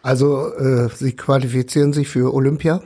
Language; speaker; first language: German; native; German